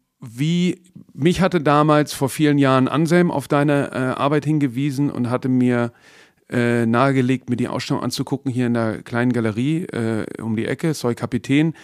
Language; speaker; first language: German; native; German